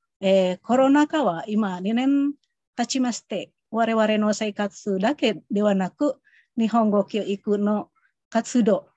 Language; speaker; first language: Japanese; non-native, fluent; Indonesian